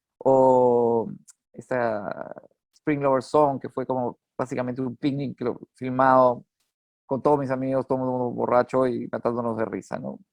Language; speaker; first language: Spanish; native; Spanish